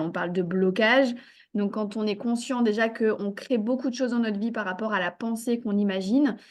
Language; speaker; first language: French; native; French